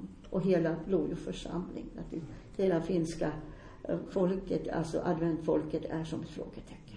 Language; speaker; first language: Swedish; non-native, fluent; Finnish